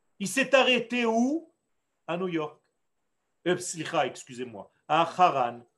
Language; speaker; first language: French; non-native, fluent; Hebrew